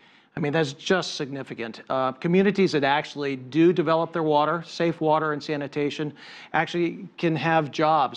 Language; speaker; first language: English; native; English